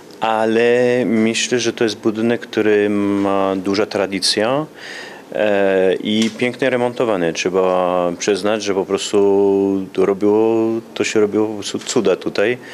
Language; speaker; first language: Polish; early bilingual, heritage; Polish